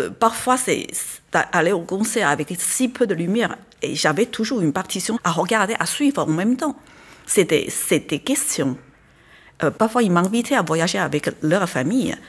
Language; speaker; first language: French; non-native, fluent; Chinese